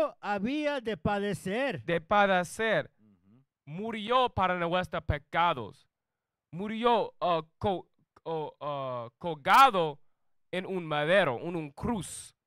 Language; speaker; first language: Spanish; non-native, learner; English